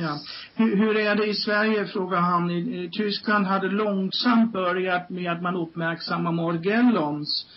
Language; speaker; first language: Swedish; non-native, fluent; German